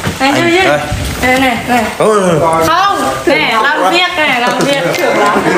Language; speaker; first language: Vietnamese; non-native, learner; Indonesian